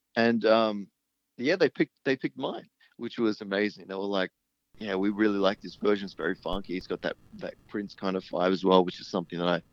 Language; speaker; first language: English; early bilingual, other home language; Hindi